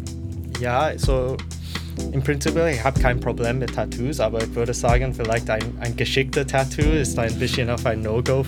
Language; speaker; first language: German; non-native, learner; English